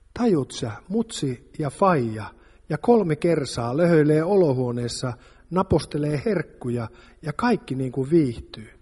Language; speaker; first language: Finnish; native; Finnish